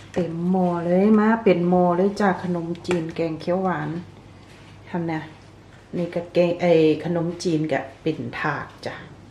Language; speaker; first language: Thai; native; Thai